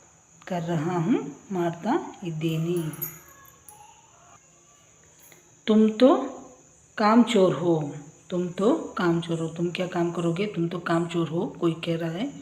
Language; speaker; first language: Hindi; non-native, local second language; Kannada